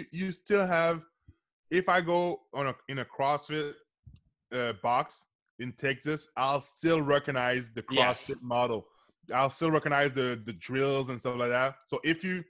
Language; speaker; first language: English; native; English